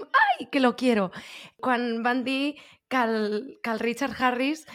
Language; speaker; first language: Spanish; non-native, local second language; Catalan